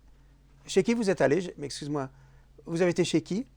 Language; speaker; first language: French; native; French